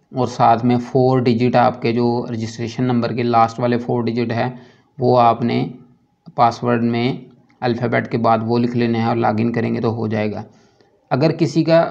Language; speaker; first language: Urdu; non-native, local second language; Punjabi